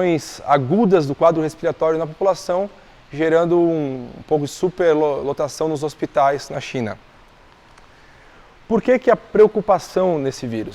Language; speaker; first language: Portuguese; native; Portuguese